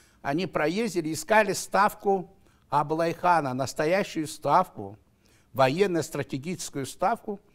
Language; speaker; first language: Russian; non-native, local second language; Kazakh